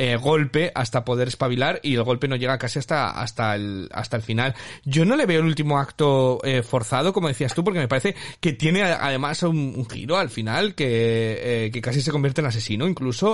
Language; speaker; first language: Spanish; native; Spanish